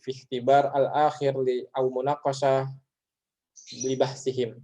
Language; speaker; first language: Arabic; non-native, fluent; Indonesian